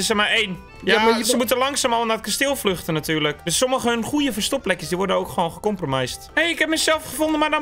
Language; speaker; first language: Dutch; native; Dutch